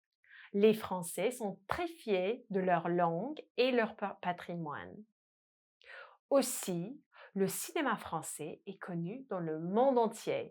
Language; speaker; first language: French; non-native, fluent; English